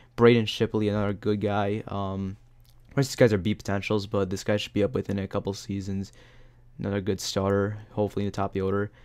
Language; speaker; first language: English; native; English